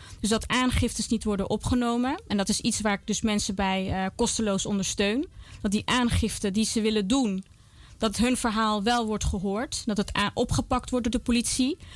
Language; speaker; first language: Dutch; native; Dutch